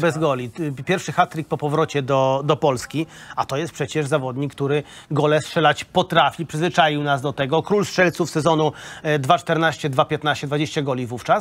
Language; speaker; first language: Polish; native; Polish